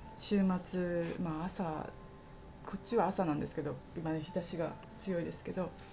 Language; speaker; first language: Japanese; native; Japanese